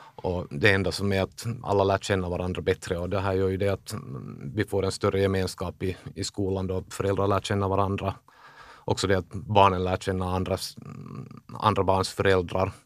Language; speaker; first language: Swedish; native; Swedish